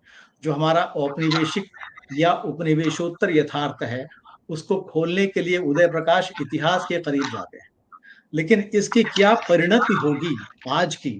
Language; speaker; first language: Hindi; native; Hindi